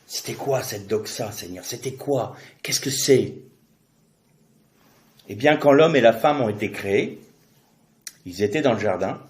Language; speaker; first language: French; native; French